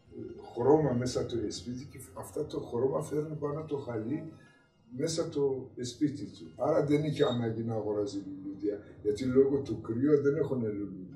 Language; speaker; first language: Greek; non-native, learner; Persian